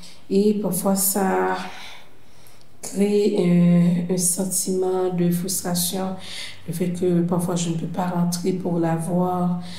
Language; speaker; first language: French; non-native, local second language; Haitian Creole